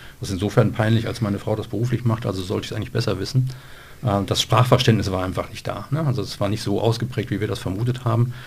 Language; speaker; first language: German; native; German